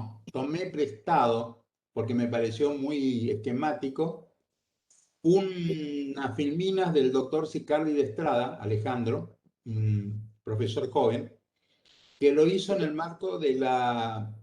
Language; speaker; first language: Spanish; native; Spanish